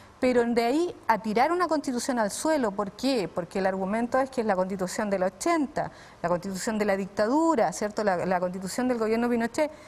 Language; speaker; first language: Spanish; native; Spanish